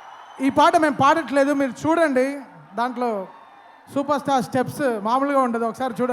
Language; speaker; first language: Telugu; native; Telugu